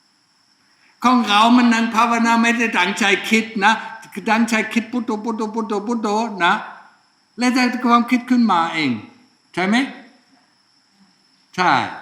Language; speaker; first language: Thai; non-native, fluent; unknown